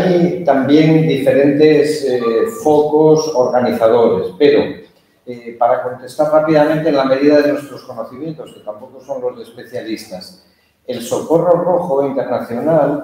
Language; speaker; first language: Spanish; early bilingual, heritage; Spanish